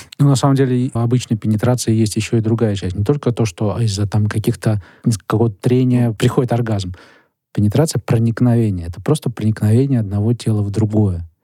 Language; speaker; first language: Russian; native; Russian